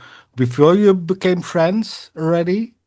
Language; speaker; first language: English; non-native, fluent; Dutch